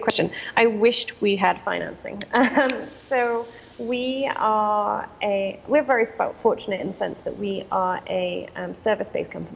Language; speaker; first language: English; native; English